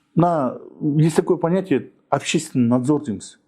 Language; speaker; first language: Russian; non-native, local second language; Kazakh